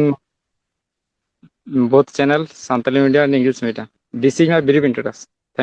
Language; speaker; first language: English; non-native, learner; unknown